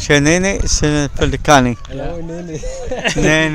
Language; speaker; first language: Dutch; non-native, learner; Portuguese